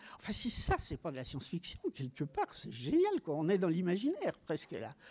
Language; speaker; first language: French; native; French